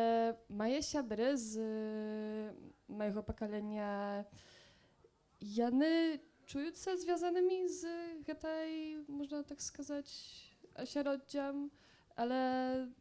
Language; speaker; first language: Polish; non-native, local second language; Belarusian